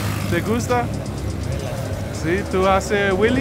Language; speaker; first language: Spanish; non-native, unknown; English